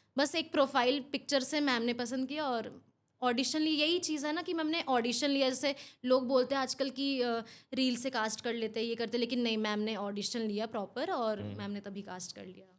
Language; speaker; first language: Hindi; non-native, local second language; Bangla